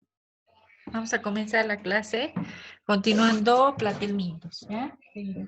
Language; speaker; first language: Spanish; native; Spanish